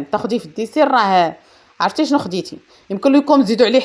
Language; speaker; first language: Arabic; native; Arabic